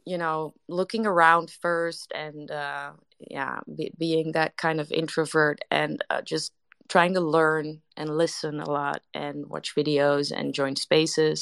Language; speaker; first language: English; non-native, fluent; Dutch